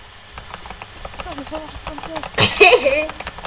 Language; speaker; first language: French; native; French